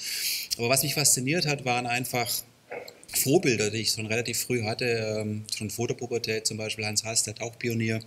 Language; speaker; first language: German; native; German